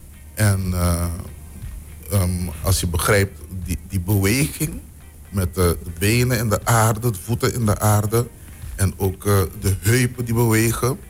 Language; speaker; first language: Dutch; non-native, local second language; Papiamento